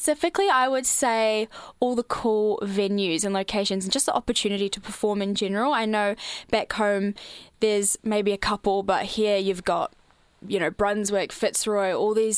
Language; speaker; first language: English; native; English